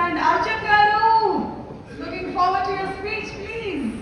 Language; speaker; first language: Telugu; native; Telugu